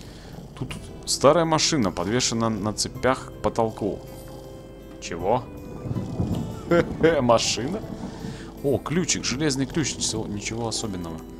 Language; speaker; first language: Russian; native; Russian